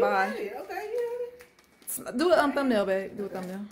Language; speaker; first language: English; native; English